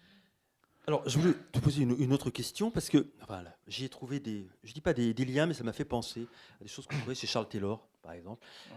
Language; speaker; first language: French; native; French